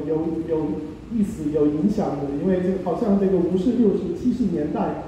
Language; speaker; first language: Chinese; non-native, fluent; German